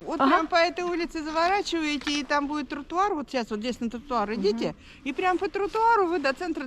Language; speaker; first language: Russian; native; Russian